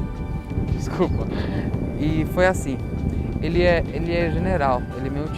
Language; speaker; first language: Portuguese; non-native, fluent; Albanian